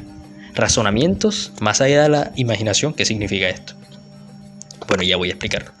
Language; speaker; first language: Spanish; native; Spanish